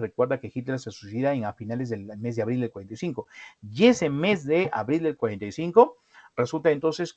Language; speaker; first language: Spanish; native; Spanish